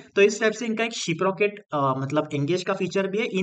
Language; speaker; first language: Hindi; non-native, local second language; Marathi